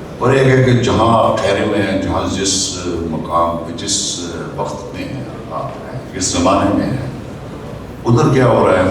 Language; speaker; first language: Urdu; non-native, local second language; Punjabi